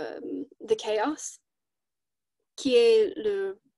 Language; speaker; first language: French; non-native, learner; English